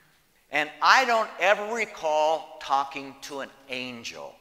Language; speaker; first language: English; native; English